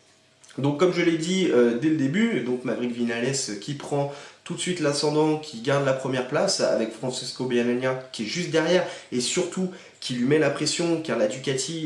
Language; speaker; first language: French; native; French